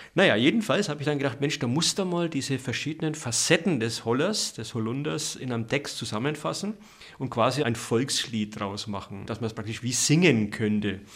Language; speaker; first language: German; native; German